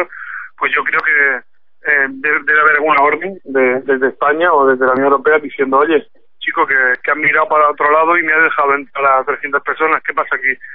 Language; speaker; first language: Spanish; native; Spanish